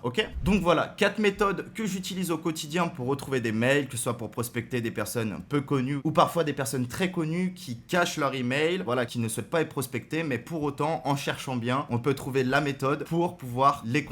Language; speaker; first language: French; native; French